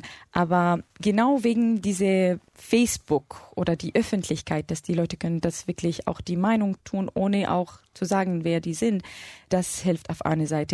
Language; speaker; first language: German; non-native, fluent; Arabic